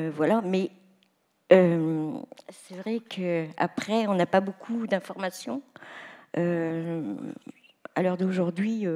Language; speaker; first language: French; native; French